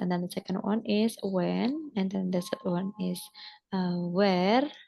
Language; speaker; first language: English; non-native, fluent; Indonesian